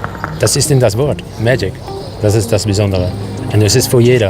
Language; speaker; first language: German; non-native, fluent; Dutch